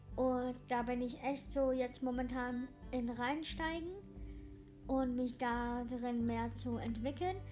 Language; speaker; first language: German; non-native, local second language; English